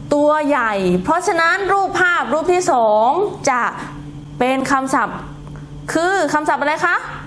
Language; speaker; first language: Thai; non-native, local second language; Northern Khmer